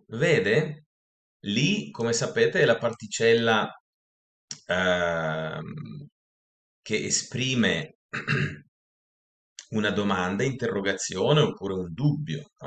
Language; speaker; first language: Italian; non-native, fluent; Russian